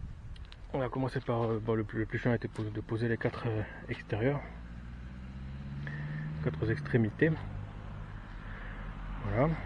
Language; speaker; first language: French; native; French